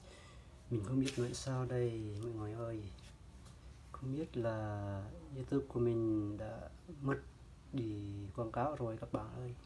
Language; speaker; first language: Vietnamese; non-native, local second language; Jarai